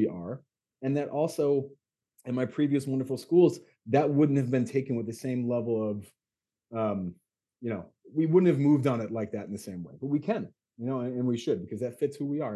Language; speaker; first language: English; native; English